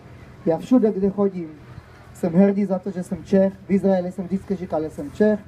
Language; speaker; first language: Czech; early bilingual, heritage; Czech